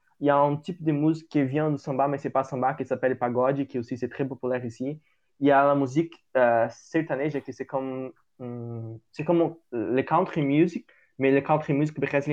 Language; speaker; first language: French; non-native, learner; Portuguese